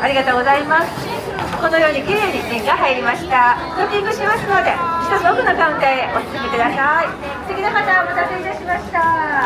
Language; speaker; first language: Japanese; native; Japanese